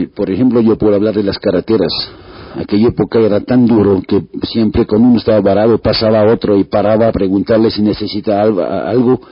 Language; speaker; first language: Spanish; non-native, fluent; French